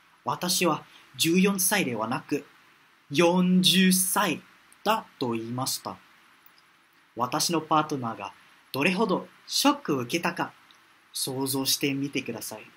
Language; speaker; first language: Japanese; non-native, fluent; Malay